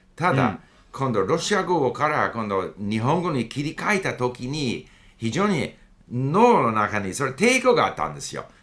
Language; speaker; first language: Japanese; non-native, fluent; English